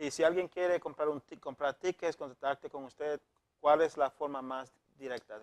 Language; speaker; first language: Spanish; native; Spanish